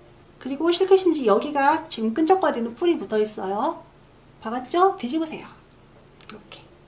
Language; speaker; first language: Korean; native; Korean